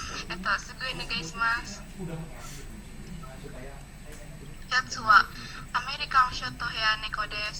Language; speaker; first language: Japanese; non-native, learner; Indonesian